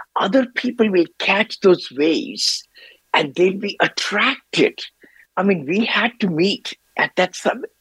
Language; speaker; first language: English; non-native, local second language; Hindi